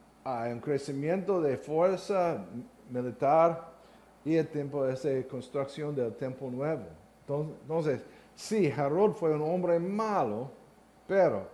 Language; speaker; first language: Spanish; non-native, learner; English